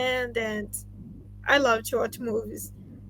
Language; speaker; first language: English; non-native, learner; Portuguese